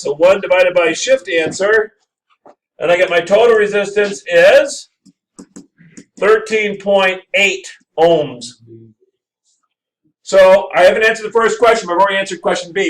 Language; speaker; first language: English; native; English